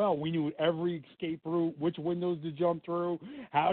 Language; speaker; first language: English; native; English